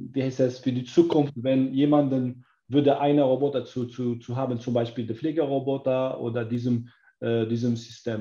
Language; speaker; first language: German; non-native, learner; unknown